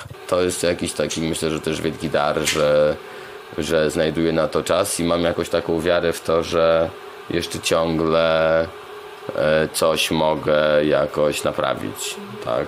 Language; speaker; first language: Polish; native; Polish